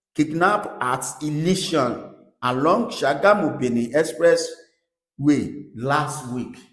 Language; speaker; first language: English; non-native, local second language; Yoruba